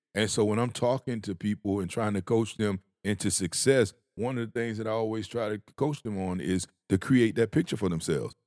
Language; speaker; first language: English; native; English